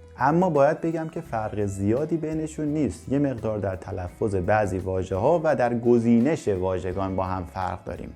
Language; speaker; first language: Persian; native; Persian